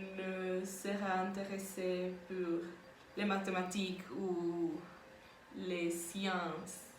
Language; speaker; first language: French; non-native, learner; Spanish